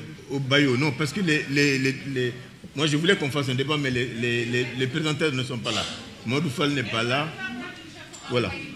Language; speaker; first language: French; non-native, local second language; Bambara